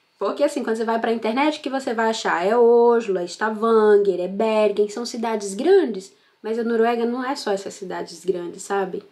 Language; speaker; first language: Portuguese; native; Portuguese